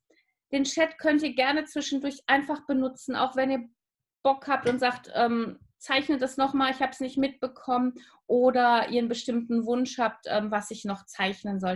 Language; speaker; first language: German; native; German